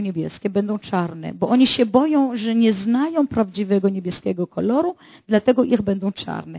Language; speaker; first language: Polish; non-native, fluent; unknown